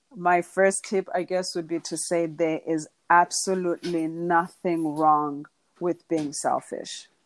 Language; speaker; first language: English; non-native, local second language; Xhosa